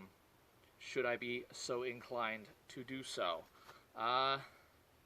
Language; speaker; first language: English; native; English